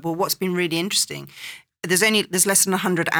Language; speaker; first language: English; native; English